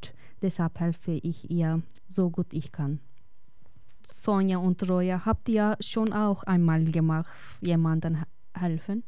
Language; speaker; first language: German; non-native, learner; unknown